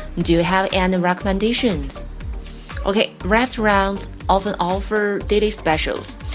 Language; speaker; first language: English; non-native, fluent; Chinese